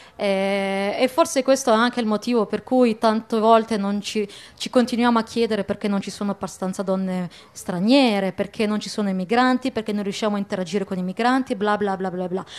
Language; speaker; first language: Italian; early bilingual, other home language; Arabic